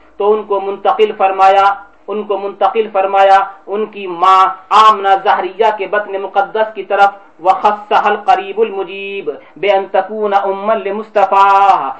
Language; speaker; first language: Urdu; native; Urdu